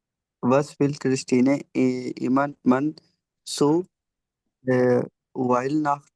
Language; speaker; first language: German; non-native, learner; Urdu